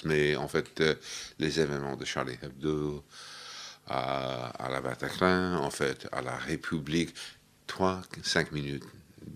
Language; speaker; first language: French; non-native, fluent; English